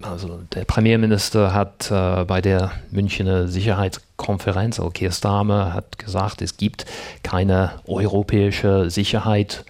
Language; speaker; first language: German; non-native, fluent; English